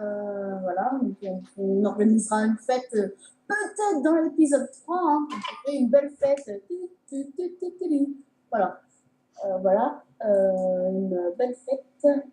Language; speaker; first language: French; native; French